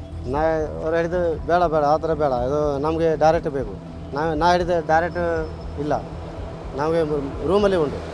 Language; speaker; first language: Kannada; non-native, learner; Hindi